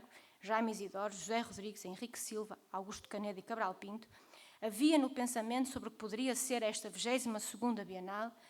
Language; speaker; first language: Portuguese; native; Portuguese